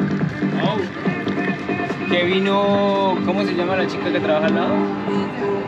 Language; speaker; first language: Spanish; native; Spanish